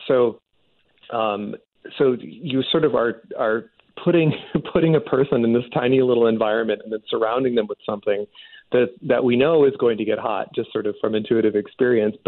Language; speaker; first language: English; native; English